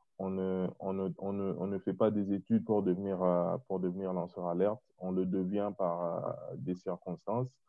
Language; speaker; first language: French; non-native, local second language; Lingala